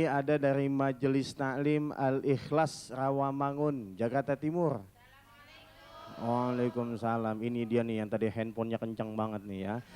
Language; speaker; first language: Indonesian; native; Indonesian